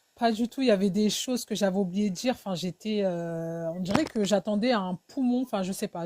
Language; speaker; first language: French; early bilingual, other home language; Wolof